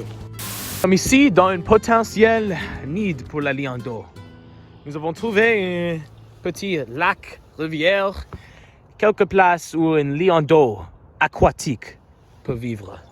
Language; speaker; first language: French; non-native, learner; English